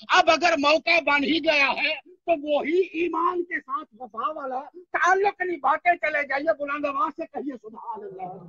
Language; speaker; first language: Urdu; non-native, local second language; Punjabi